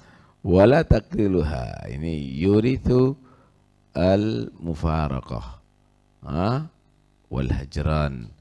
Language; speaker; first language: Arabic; non-native, fluent; Indonesian